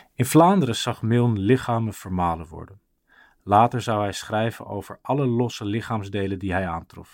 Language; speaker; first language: Dutch; native; Dutch